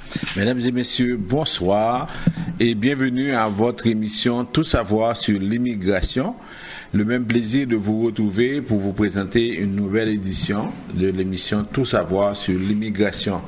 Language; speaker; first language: French; native; French